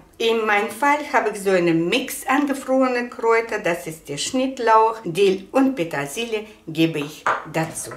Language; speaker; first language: German; non-native, fluent; Russian